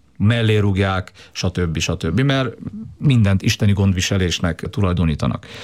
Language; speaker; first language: Hungarian; native; Hungarian